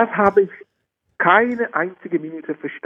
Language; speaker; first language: German; non-native, fluent; Czech